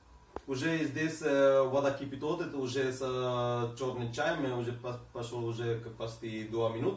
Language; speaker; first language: Russian; non-native, fluent; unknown